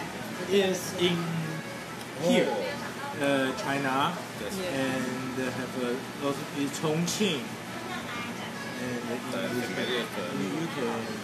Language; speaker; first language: English; non-native, learner; Chinese